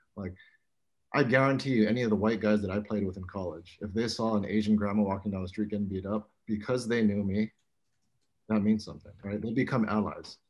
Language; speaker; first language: English; native; English